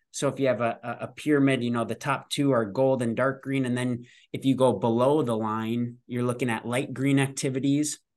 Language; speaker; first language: English; native; English